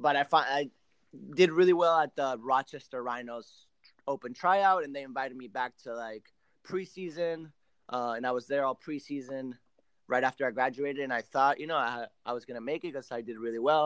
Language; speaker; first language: English; early bilingual, other home language; Spanish